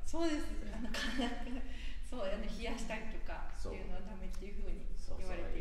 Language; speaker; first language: Japanese; native; Japanese